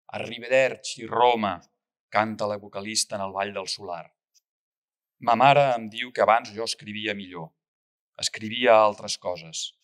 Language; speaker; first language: Catalan; native; Catalan